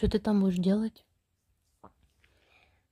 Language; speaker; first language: Russian; native; Russian